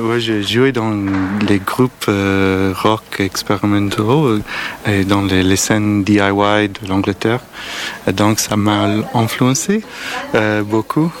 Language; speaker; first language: French; non-native, learner; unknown